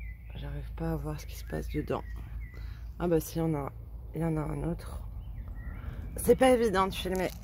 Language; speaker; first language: French; native; French